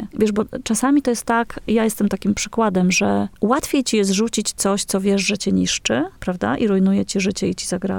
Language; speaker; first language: Polish; native; Polish